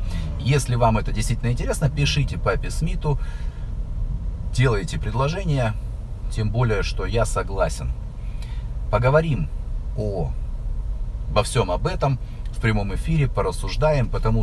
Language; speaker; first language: Russian; native; Russian